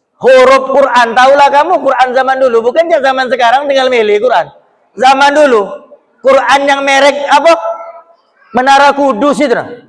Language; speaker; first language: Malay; native; Malay